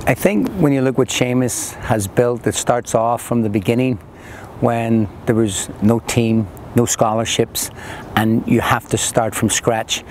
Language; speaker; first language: English; native; English